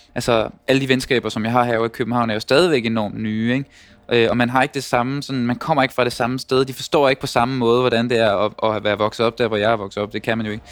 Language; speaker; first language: Danish; native; Danish